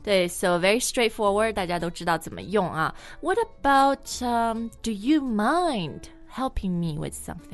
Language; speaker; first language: English; non-native, fluent; Chinese